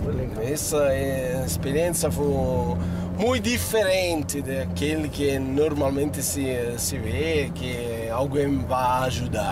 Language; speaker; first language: Portuguese; non-native, fluent; Italian